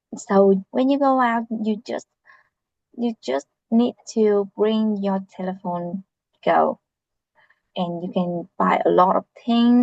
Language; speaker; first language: English; non-native, learner; Vietnamese